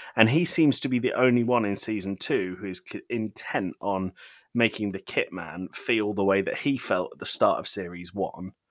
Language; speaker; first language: English; native; English